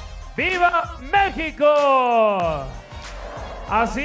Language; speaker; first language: Spanish; native; Spanish